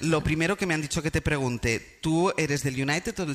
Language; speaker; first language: Spanish; native; Spanish